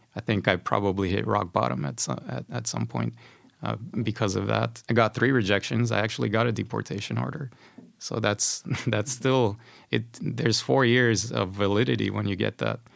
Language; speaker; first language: English; non-native, fluent; Spanish